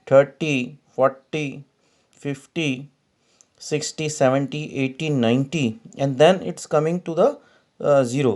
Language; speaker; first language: English; non-native, local second language; Hindi